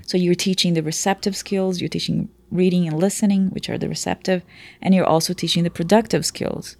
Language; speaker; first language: English; non-native, fluent; Portuguese